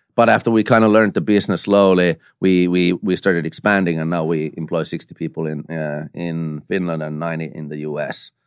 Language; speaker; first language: English; non-native, fluent; Finnish